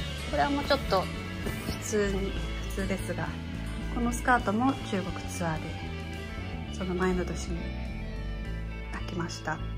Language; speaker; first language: Japanese; native; Japanese